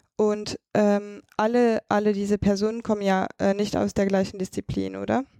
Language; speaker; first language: German; native; German